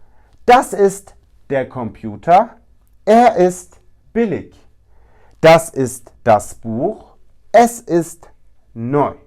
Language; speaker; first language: German; non-native, fluent; Turkish